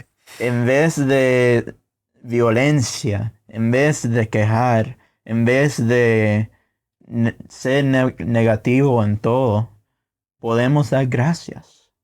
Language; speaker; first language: Spanish; non-native, fluent; English